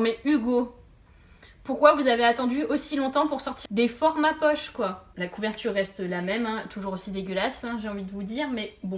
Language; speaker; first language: French; native; French